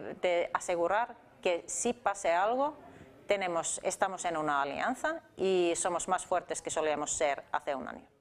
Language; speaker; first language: Spanish; non-native, fluent; Finnish